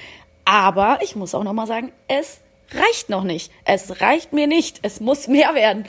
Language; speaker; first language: German; native; German